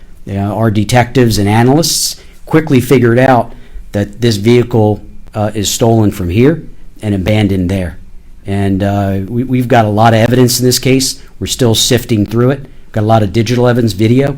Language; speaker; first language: English; native; English